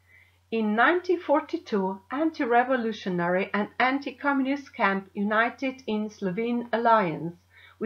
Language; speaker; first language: English; non-native, fluent; Slovenian